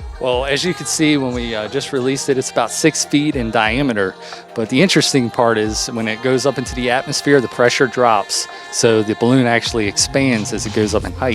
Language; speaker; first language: English; native; English